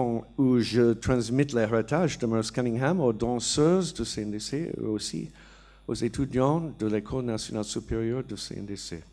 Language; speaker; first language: French; non-native, learner; English